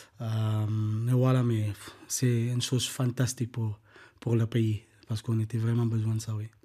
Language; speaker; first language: French; non-native, learner; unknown